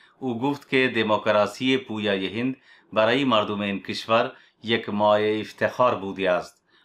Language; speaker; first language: Persian; non-native, fluent; Urdu